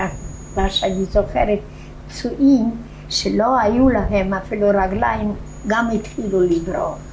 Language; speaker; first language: Hebrew; non-native, fluent; Polish